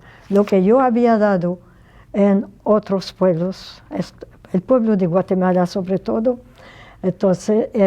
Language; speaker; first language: Spanish; non-native, fluent; French